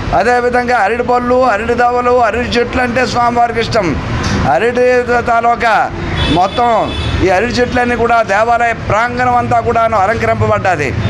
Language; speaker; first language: Telugu; native; Telugu